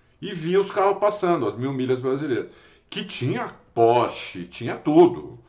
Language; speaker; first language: Portuguese; native; Portuguese